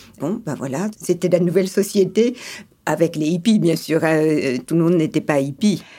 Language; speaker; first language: French; early bilingual, other home language; English